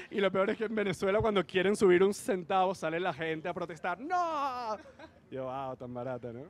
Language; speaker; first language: Spanish; native; Spanish